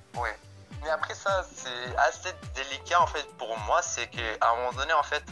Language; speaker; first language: French; non-native, fluent; Korean